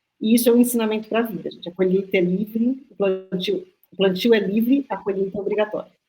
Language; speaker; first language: Portuguese; native; Portuguese